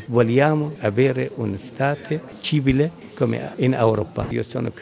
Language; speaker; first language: Italian; non-native, learner; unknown